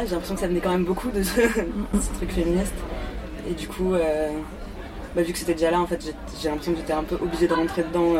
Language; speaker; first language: French; native; French